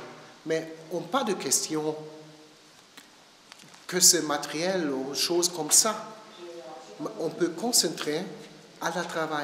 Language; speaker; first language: French; non-native, learner; German